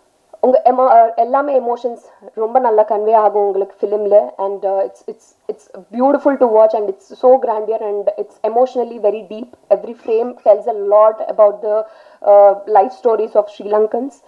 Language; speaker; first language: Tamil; non-native, learner; Telugu